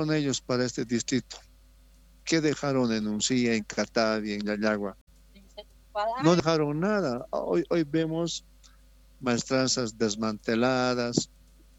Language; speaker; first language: Spanish; native; Spanish